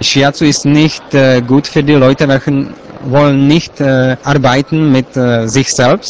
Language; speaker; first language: German; non-native, learner; Czech